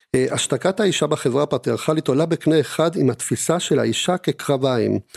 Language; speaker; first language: Hebrew; non-native, fluent; Spanish